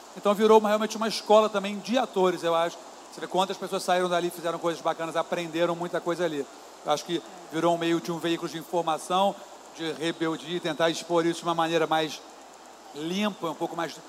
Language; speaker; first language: Portuguese; native; Portuguese